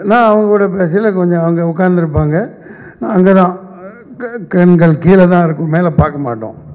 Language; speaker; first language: Tamil; native; Tamil